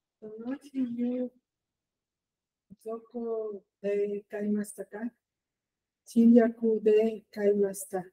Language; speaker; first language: Japanese; non-native, learner; Spanish